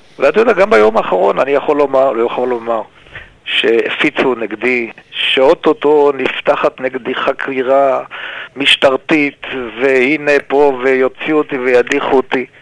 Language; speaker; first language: Hebrew; native; Hebrew